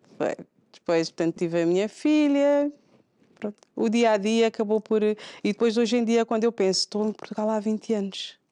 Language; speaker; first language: Portuguese; non-native, local second language; Kabuverdianu